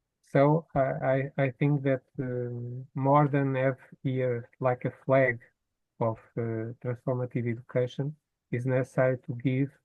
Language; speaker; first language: English; non-native, fluent; Portuguese